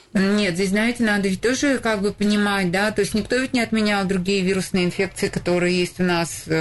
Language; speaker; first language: Russian; native; Russian